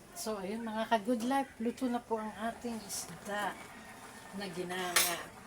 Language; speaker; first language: Filipino; native; Filipino